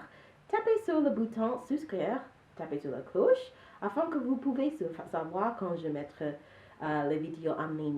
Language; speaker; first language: French; non-native, learner; English